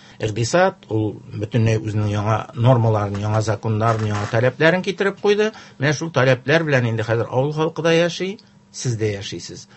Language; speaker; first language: Tatar; native; Tatar